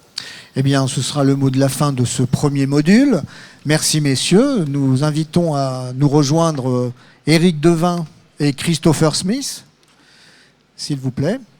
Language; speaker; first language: French; native; French